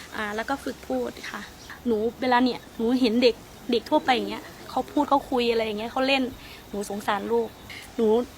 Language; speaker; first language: Thai; native; Thai